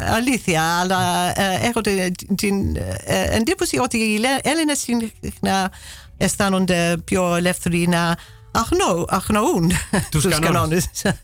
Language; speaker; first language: Greek; non-native, fluent; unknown